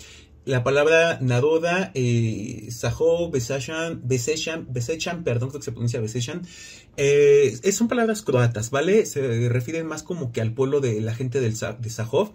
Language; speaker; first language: Spanish; native; Spanish